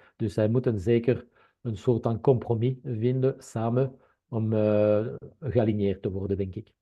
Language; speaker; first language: Dutch; non-native, local second language; French